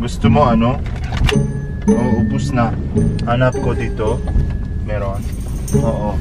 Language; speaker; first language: Filipino; non-native, learner; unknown